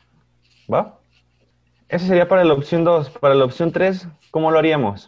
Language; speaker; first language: Spanish; native; Spanish